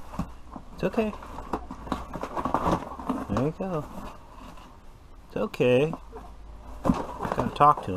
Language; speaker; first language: English; native; English